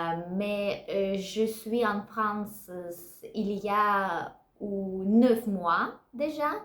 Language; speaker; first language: French; non-native, learner; Russian